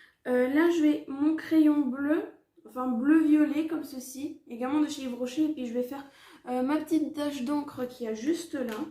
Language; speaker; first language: French; native; French